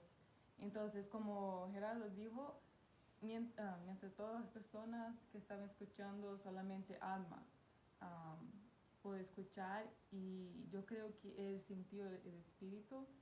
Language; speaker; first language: Spanish; non-native, fluent; Portuguese